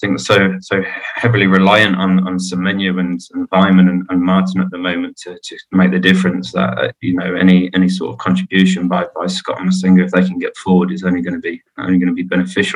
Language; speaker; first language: English; native; English